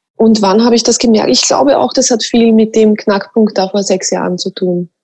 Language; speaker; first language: German; native; German